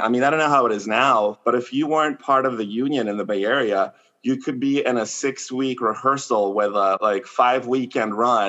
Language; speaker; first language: English; non-native, fluent; Spanish